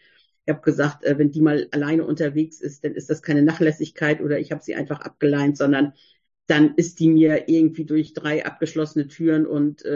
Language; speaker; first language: German; native; German